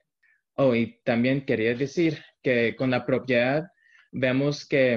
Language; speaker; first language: Spanish; early bilingual, heritage; Spanish